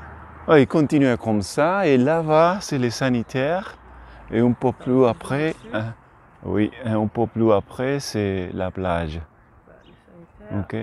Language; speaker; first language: French; non-native, learner; Spanish